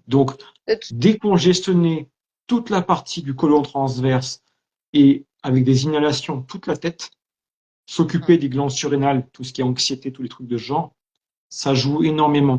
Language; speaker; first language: French; native; French